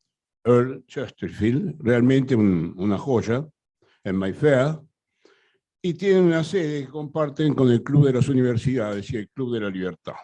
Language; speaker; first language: Spanish; native; Spanish